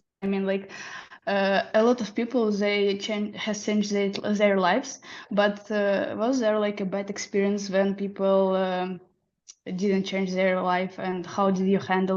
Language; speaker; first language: English; non-native, fluent; Ukrainian